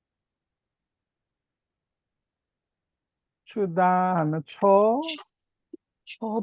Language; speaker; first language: Korean; native; Korean